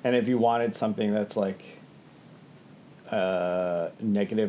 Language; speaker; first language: English; native; English